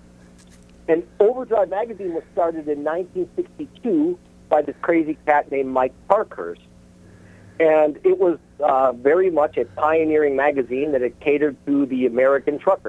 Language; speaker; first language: English; native; English